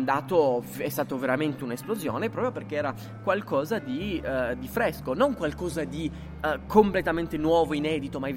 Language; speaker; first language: Italian; native; Italian